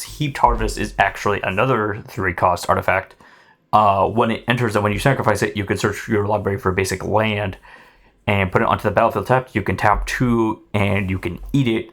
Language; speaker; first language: English; native; English